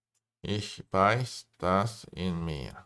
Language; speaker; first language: German; non-native, learner; Korean